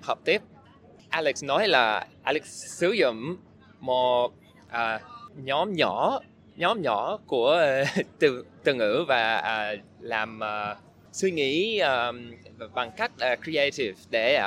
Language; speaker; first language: Vietnamese; non-native, learner; English